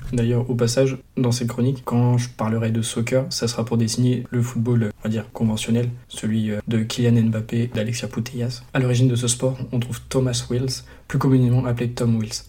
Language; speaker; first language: French; native; French